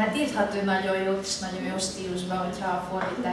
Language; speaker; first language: Hungarian; native; Hungarian